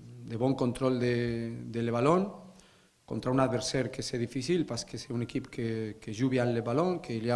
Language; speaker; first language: French; non-native, learner; Spanish